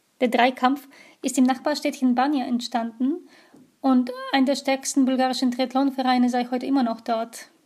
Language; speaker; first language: German; non-native, fluent; Bulgarian